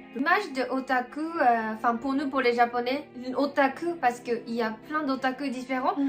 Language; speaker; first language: French; non-native, fluent; Japanese